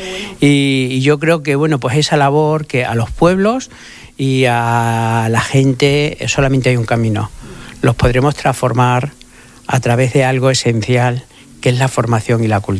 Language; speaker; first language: Spanish; native; Spanish